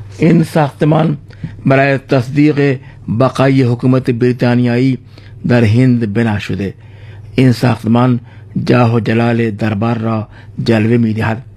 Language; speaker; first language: Persian; non-native, fluent; Urdu